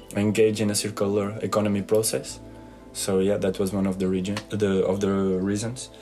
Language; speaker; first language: English; non-native, fluent; Portuguese